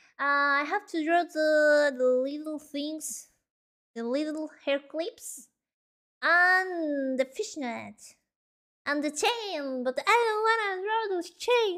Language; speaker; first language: English; non-native, learner; Spanish